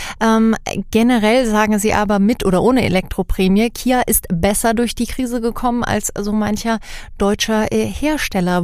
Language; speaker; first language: German; native; German